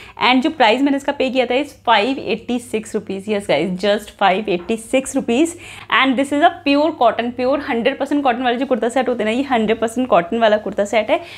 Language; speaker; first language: Hindi; native; Hindi